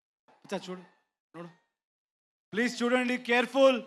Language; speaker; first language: Telugu; non-native, learner; Kannada